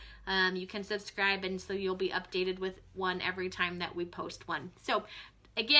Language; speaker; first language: English; native; English